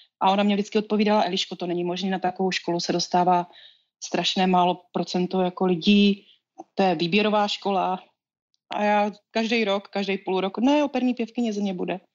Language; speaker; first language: Czech; native; Czech